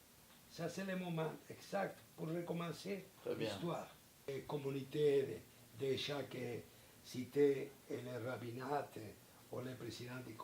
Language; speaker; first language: French; non-native, learner; Spanish